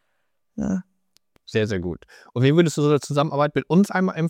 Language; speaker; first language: German; native; German